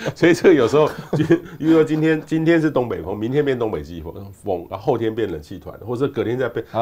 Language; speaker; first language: Chinese; native; Chinese